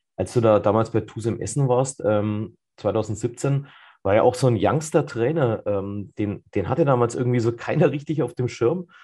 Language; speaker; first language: German; native; German